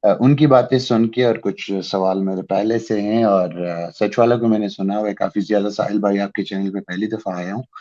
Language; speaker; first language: Urdu; non-native, local second language; Pashto